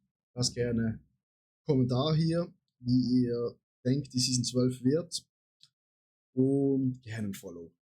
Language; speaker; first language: German; native; German